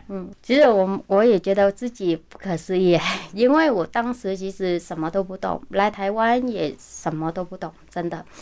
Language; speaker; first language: Chinese; non-native, fluent; Vietnamese